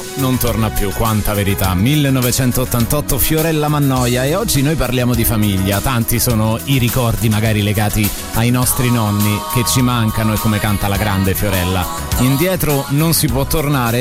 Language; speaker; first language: Italian; native; Italian